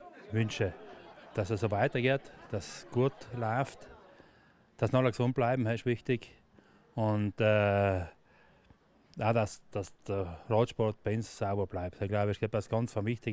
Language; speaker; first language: German; native; German